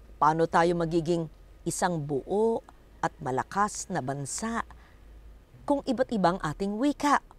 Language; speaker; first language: Filipino; native; Filipino